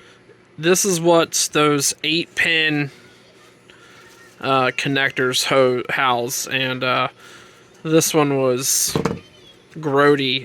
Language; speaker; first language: English; native; English